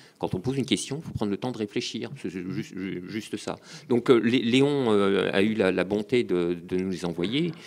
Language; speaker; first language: French; native; French